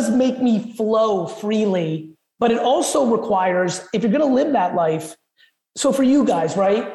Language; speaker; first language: English; early bilingual, other home language; Russian